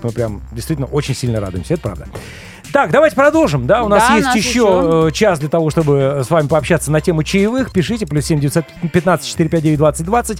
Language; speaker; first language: Russian; native; Russian